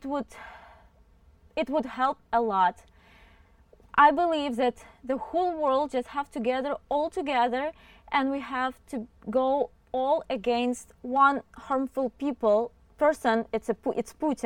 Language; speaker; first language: English; non-native, fluent; Ukrainian